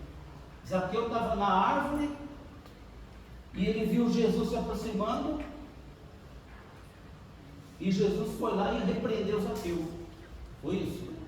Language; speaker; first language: Portuguese; native; Portuguese